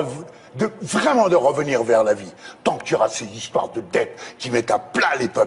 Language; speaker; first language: French; native; French